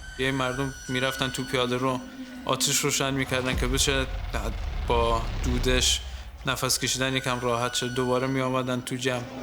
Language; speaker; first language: Persian; non-native, local second language; Southern Kurdish